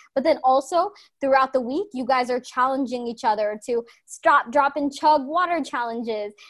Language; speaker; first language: English; native; English